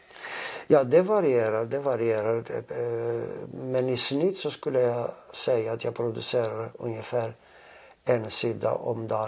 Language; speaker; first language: Swedish; non-native, fluent; Greek